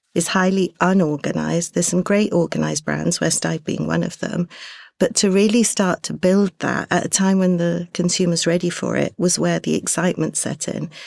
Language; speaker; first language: English; early bilingual, other home language; Hindi